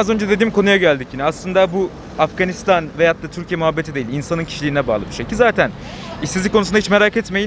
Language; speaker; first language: Turkish; native; Turkish